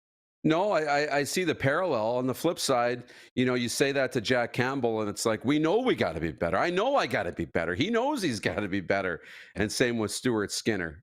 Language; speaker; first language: English; native; English